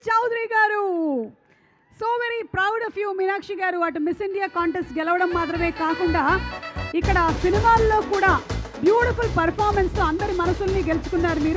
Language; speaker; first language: Telugu; native; Telugu